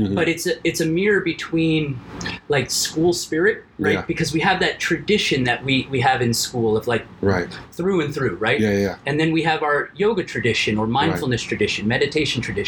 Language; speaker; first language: English; native; English